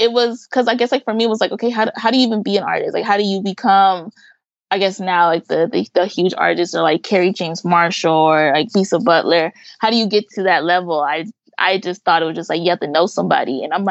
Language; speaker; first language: English; native; English